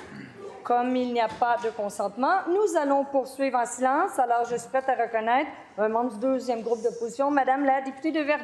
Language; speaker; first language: French; native; French